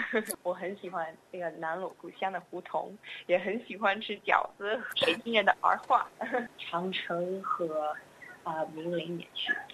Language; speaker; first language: Chinese; non-native, fluent; English